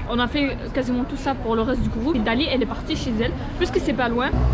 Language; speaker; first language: French; native; French